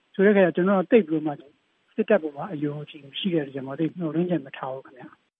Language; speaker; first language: Burmese; non-native, local second language; Kachin